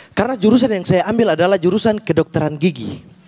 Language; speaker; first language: Indonesian; native; Indonesian